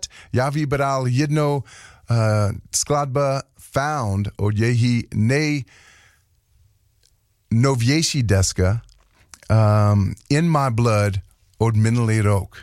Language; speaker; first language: Czech; non-native, learner; English